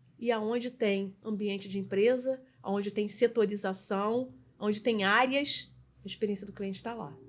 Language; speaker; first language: Portuguese; native; Portuguese